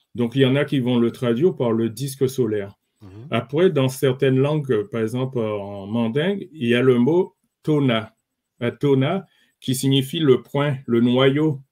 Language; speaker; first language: French; native; French